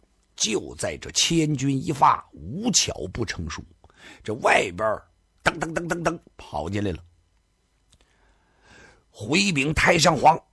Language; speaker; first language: Chinese; native; Chinese